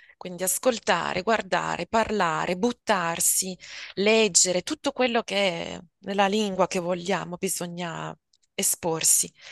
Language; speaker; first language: Italian; native; Italian